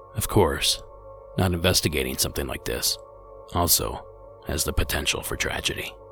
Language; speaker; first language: English; native; English